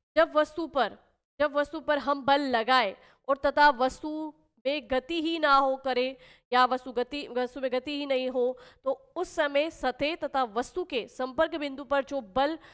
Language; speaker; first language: Hindi; native; Hindi